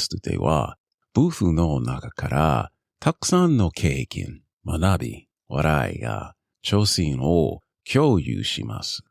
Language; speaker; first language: Japanese; non-native, learner; English